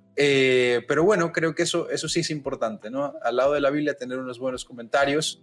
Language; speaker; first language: Spanish; native; Spanish